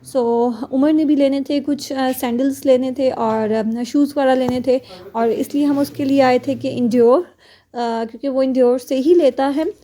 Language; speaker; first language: Urdu; native; Urdu